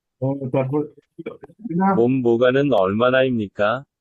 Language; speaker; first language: Korean; non-native, learner; Bangla